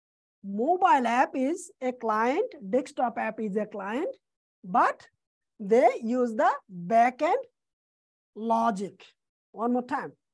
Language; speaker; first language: English; non-native, fluent; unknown